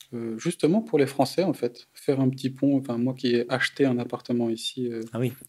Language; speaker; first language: French; native; French